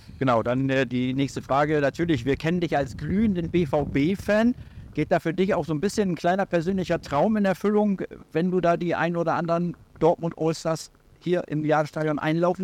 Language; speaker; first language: German; native; German